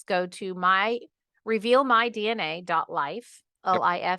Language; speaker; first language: English; native; English